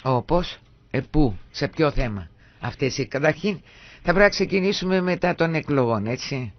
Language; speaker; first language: Greek; native; Greek